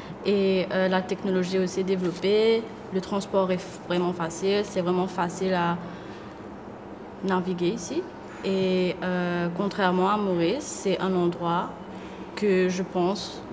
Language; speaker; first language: French; non-native, local second language; Morisyen